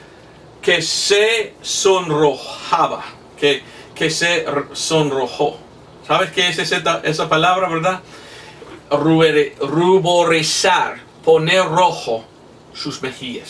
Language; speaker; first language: Spanish; non-native, fluent; English